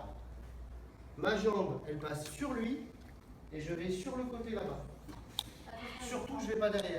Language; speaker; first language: French; native; French